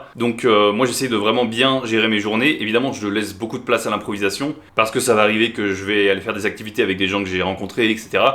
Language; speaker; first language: French; native; French